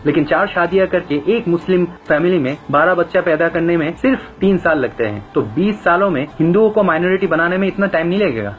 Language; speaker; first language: Hindi; non-native, fluent; Bangla